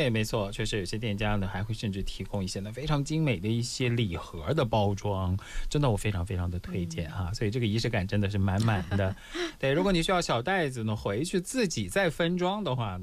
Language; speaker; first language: Chinese; native; Chinese